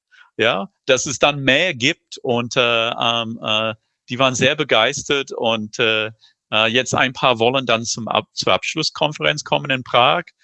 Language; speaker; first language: German; non-native, fluent; English